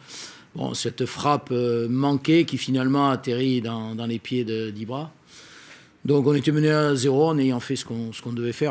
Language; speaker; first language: French; native; French